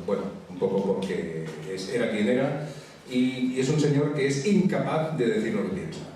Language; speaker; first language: Spanish; native; Spanish